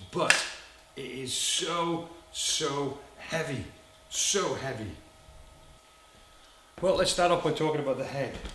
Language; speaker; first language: English; native; English